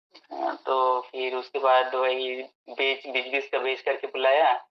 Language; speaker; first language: Hindi; native; Hindi